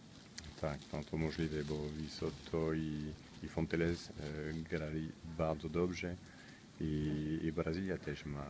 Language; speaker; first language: Polish; non-native, learner; French